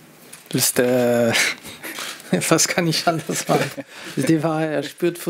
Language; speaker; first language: German; non-native, fluent; French